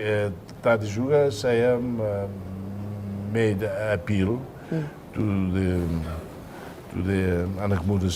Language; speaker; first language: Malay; non-native, fluent; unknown